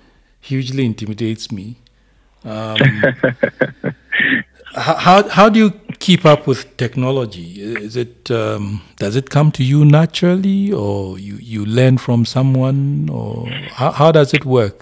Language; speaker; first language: English; non-native, local second language; Akan